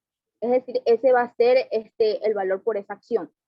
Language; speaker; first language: Spanish; native; Spanish